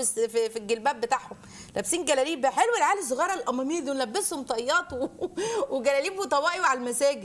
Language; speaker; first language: Arabic; native; Arabic